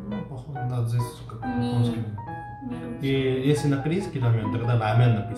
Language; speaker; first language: Russian; non-native, learner; Korean